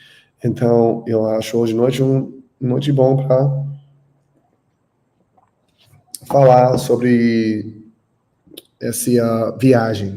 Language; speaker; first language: Portuguese; non-native, learner; English